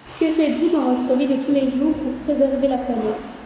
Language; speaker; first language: French; native; French